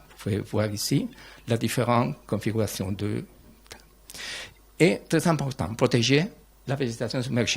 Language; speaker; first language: French; non-native, learner; Spanish